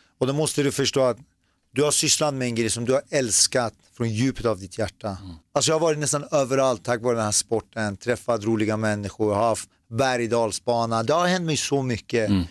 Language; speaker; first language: Swedish; early bilingual, other home language; Persian